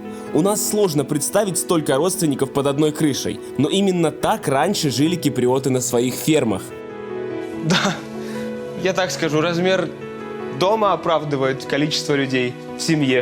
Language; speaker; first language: Russian; native; Russian